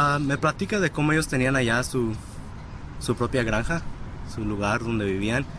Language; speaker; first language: Spanish; early bilingual, heritage; Spanish